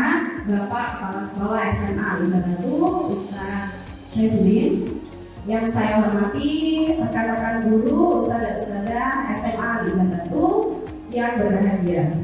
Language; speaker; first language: Indonesian; native; Indonesian